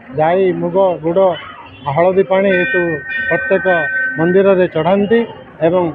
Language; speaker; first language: Odia; native; Odia